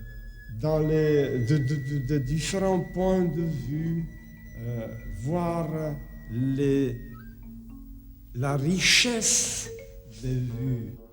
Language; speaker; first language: French; non-native, fluent; Czech